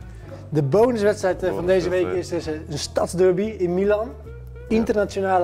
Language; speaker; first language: Dutch; native; Dutch